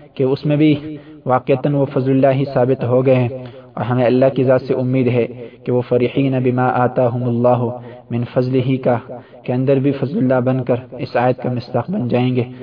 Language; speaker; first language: Urdu; non-native, local second language; Pashto